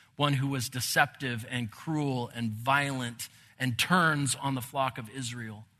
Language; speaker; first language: English; native; English